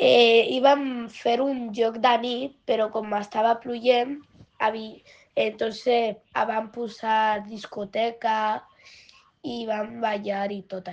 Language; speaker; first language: Catalan; non-native, local second language; Spanish